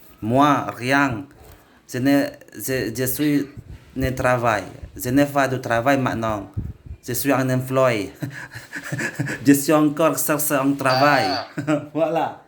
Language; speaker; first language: French; non-native, learner; Indonesian